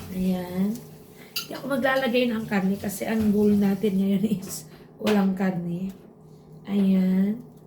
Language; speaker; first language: Filipino; non-native, local second language; Bikol